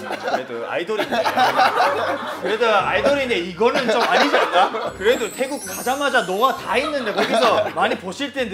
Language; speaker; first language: Korean; non-native, fluent; Japanese